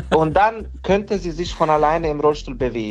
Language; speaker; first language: German; non-native, fluent; Bosnian